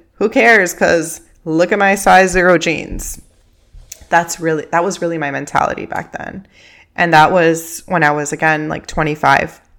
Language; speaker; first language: English; early bilingual, other home language; Spanish